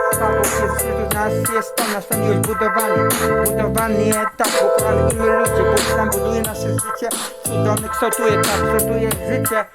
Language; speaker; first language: Polish; native; Polish